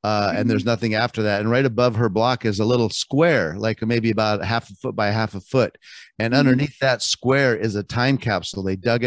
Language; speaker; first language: English; native; English